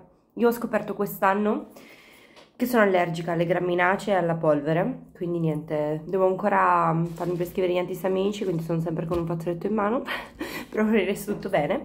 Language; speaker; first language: Italian; native; Italian